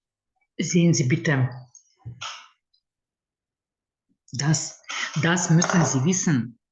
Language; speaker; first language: German; non-native, fluent; Lithuanian